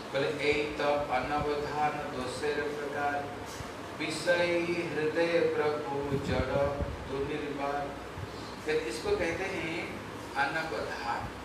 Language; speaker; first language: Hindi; non-native, local second language; Bangla